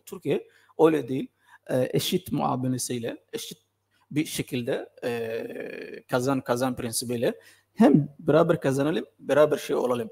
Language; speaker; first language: Turkish; non-native, fluent; Somali